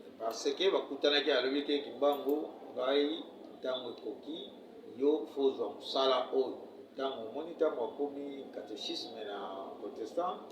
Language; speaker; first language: Lingala; non-native, local second language; Kongo